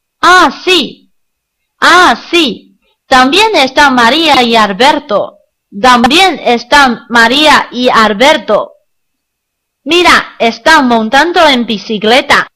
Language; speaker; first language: Spanish; non-native, learner; Chinese